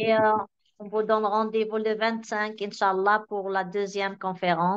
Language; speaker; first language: French; non-native, local second language; Arabic